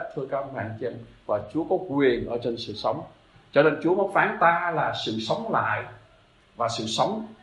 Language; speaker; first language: Vietnamese; native; Vietnamese